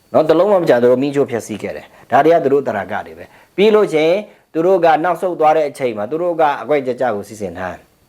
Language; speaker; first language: Burmese; non-native, local second language; Pa'o Karen